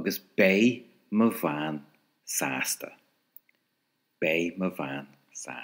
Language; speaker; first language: Irish; non-native, local second language; English